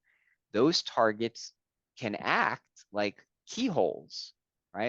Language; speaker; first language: English; native; English